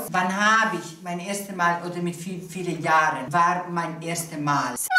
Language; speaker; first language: German; non-native, local second language; Italian